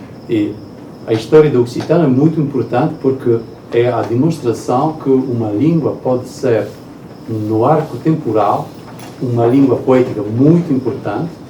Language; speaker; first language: Portuguese; non-native, learner; Italian